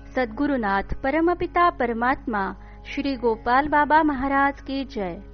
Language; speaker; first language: Hindi; non-native, local second language; Marathi